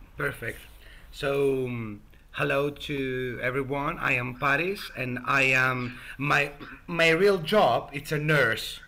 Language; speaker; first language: English; non-native, learner; Greek